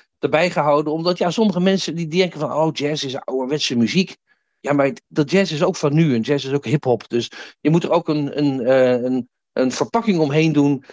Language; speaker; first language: Dutch; native; Dutch